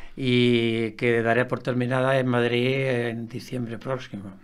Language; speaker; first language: Spanish; native; Spanish